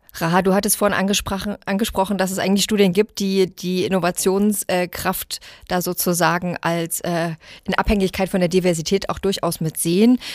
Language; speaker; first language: German; native; German